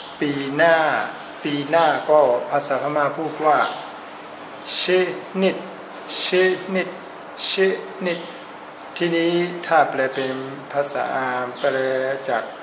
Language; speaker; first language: Thai; non-native, fluent; Burmese